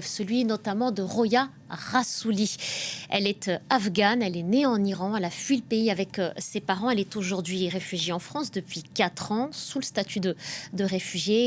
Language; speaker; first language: French; native; French